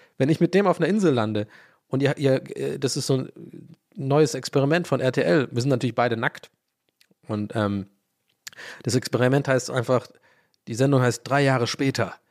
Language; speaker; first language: German; early bilingual, other home language; English